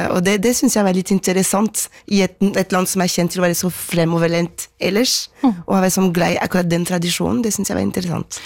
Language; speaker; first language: Norwegian; non-native, fluent; French